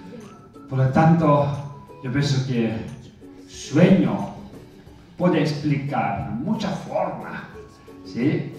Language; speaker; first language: Spanish; non-native, fluent; Tibetan